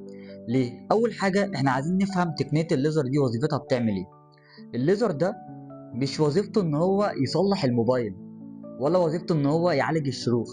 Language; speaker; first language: Arabic; native; Arabic